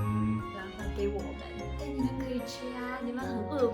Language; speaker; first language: Chinese; non-native, fluent; Japanese